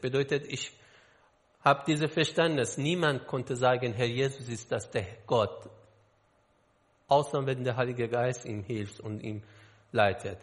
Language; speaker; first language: German; non-native, learner; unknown